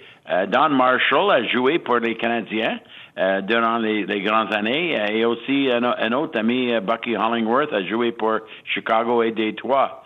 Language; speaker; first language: French; non-native, fluent; English